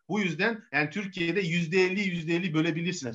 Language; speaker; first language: Turkish; non-native, fluent; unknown